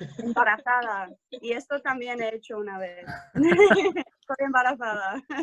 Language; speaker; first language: Spanish; non-native, fluent; English